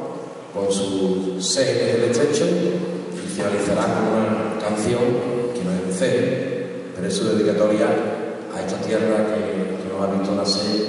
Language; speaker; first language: Spanish; native; Spanish